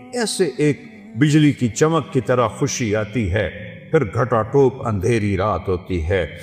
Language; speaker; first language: Urdu; non-native, local second language; Saraiki